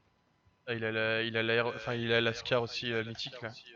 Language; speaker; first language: French; native; French